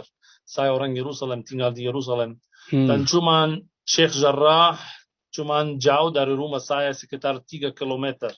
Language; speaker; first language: Indonesian; non-native, fluent; Arabic